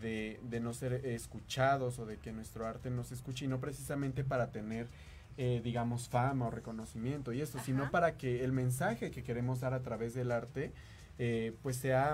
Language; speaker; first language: Spanish; native; Spanish